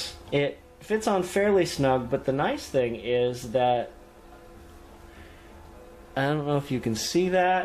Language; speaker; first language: English; native; English